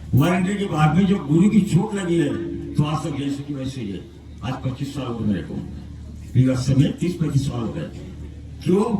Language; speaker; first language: Hindi; non-native, local second language; Marathi